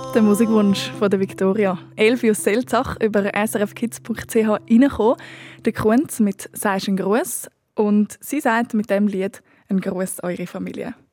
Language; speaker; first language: German; native; German